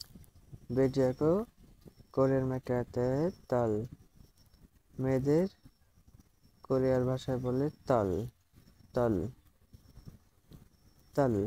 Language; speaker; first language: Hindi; non-native, learner; Bangla